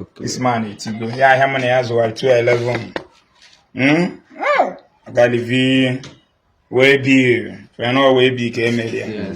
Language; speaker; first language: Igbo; native; Igbo